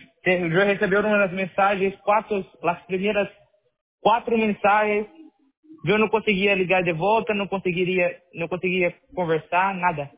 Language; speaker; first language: Spanish; non-native, learner; Portuguese